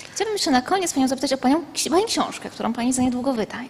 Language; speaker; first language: Polish; native; Polish